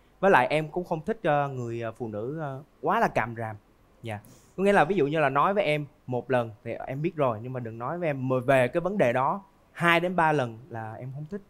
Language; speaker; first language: Vietnamese; native; Vietnamese